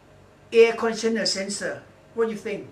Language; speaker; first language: English; non-native, learner; Thai